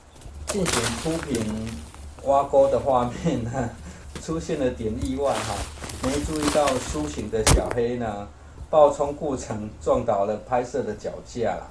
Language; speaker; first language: Chinese; native; Chinese